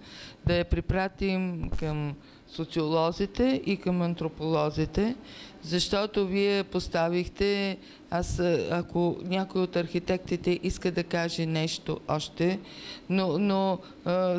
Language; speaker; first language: Bulgarian; native; Bulgarian